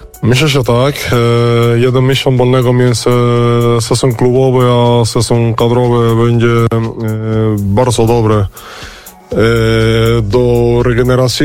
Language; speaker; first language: Polish; non-native, fluent; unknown